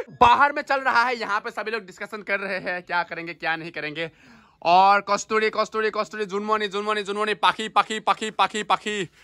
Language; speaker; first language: Hindi; non-native, local second language; Assamese